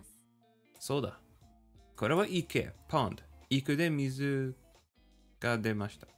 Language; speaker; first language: Japanese; non-native, learner; English